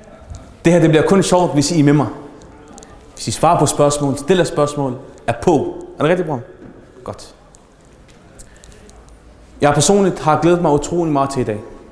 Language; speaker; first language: Danish; early bilingual, other home language; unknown